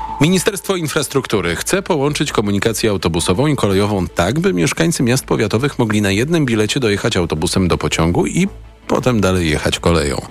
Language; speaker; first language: Polish; native; Polish